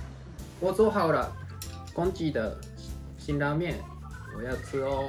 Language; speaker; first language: Chinese; non-native, fluent; Japanese